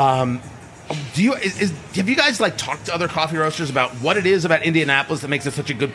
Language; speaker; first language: English; native; English